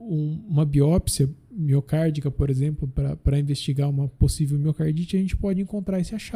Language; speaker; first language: Portuguese; native; Portuguese